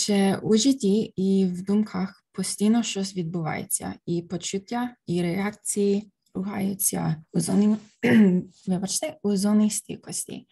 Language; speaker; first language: Ukrainian; early bilingual, heritage; Ukrainian